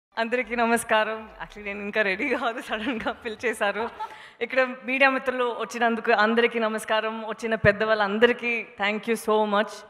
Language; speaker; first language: Telugu; non-native, fluent; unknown